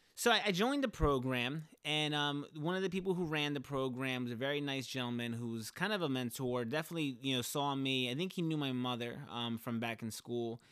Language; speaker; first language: English; early bilingual, other home language; Spanish